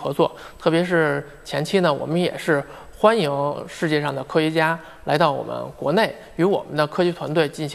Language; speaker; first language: Chinese; native; Chinese